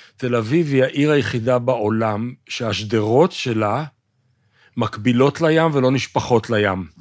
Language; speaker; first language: Hebrew; native; Hebrew